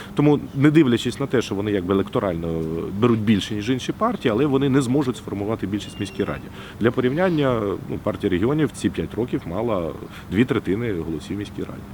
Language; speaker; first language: Ukrainian; native; Ukrainian